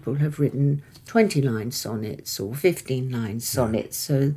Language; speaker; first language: English; early bilingual, other home language; Persian